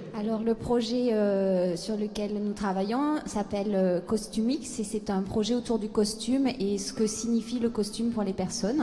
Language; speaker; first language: French; native; French